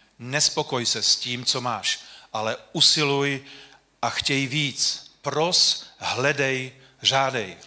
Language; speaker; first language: Czech; non-native, local second language; Polish